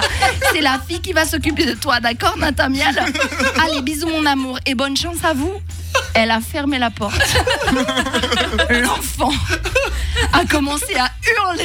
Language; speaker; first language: French; native; French